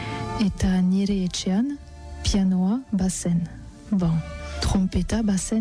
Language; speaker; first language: Basque; non-native, learner; French